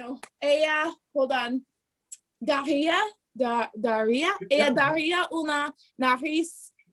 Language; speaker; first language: Spanish; non-native, learner; English